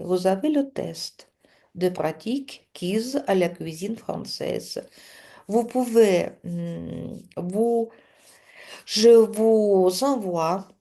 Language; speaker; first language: French; non-native, fluent; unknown